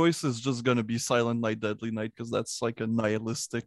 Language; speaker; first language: English; non-native, fluent; French